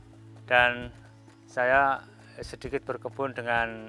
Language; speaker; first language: Indonesian; non-native, local second language; Javanese